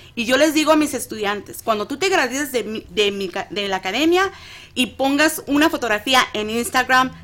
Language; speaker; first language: Spanish; native; Spanish